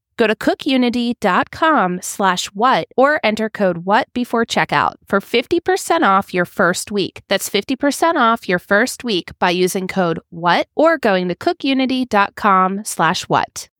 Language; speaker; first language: English; native; English